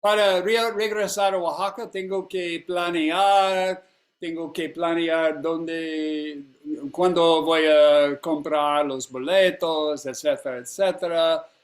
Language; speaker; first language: Spanish; non-native, fluent; English